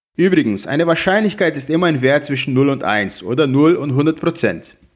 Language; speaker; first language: German; non-native, fluent; Portuguese